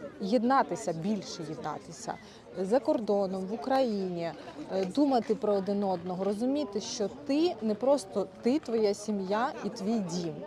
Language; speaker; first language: Ukrainian; native; Ukrainian